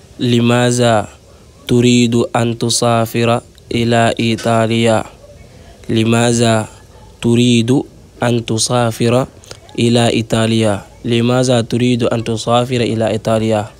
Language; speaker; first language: Arabic; non-native, fluent; Wolof